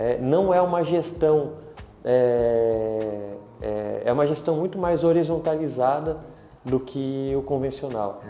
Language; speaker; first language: Portuguese; native; Portuguese